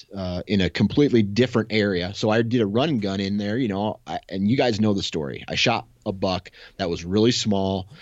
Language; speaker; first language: English; native; English